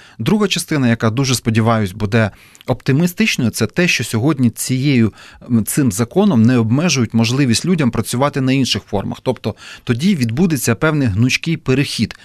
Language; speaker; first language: Ukrainian; native; Ukrainian